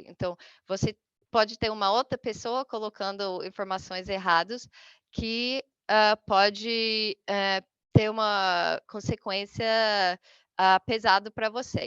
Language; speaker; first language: Portuguese; non-native, fluent; English